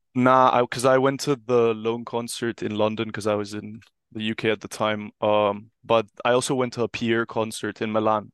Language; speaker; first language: English; non-native, fluent; Italian